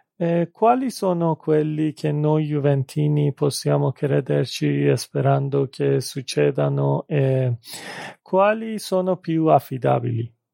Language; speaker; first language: Italian; non-native, fluent; Persian